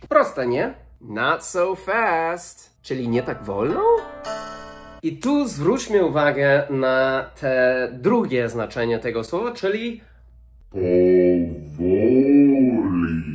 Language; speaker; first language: Polish; non-native, fluent; English